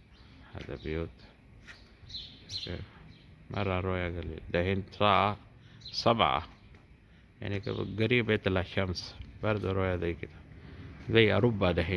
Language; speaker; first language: Arabic; non-native, learner; Urdu